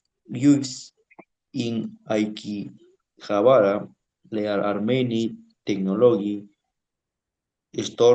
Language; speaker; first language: English; non-native, learner; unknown